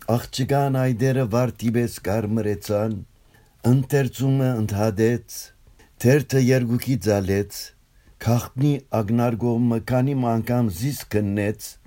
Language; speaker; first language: Armenian; early bilingual, heritage; Armenian